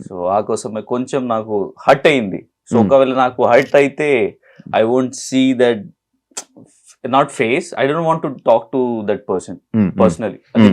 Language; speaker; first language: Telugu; non-native, local second language; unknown